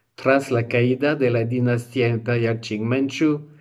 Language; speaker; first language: Spanish; non-native, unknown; English